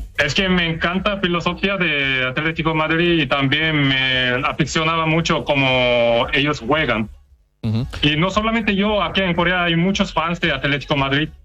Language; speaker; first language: Spanish; non-native, fluent; Korean